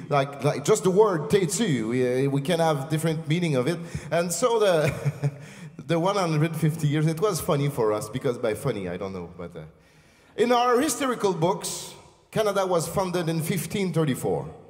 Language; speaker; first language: English; non-native, fluent; French